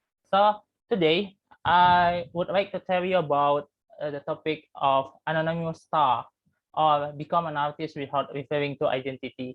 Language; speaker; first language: English; non-native, learner; Indonesian